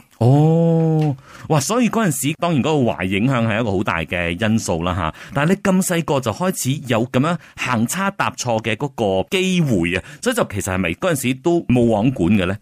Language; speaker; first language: Cantonese; native; Cantonese